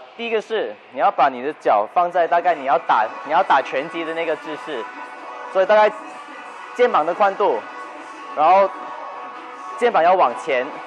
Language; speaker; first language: Chinese; early bilingual, heritage; Chinese